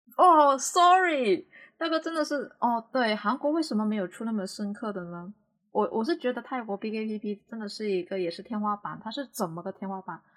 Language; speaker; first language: Chinese; non-native, local second language; Cantonese